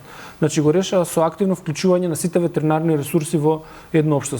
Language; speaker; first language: Macedonian; native; Macedonian